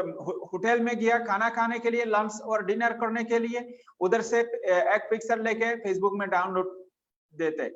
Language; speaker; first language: Hindi; non-native, fluent; Bangla